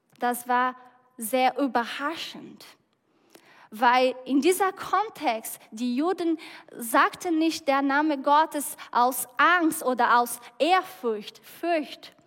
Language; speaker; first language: German; non-native, fluent; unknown